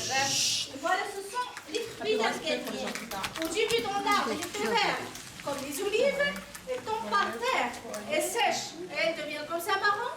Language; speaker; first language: French; non-native, local second language; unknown